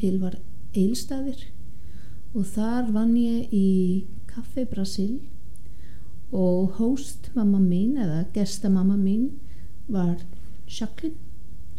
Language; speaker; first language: Icelandic; non-native, fluent; German